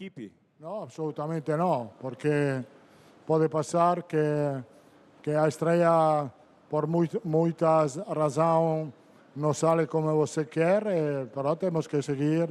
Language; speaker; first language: Portuguese; non-native, fluent; Italian